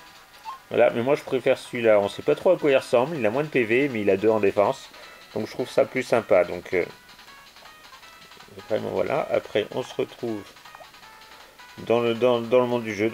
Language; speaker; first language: French; native; French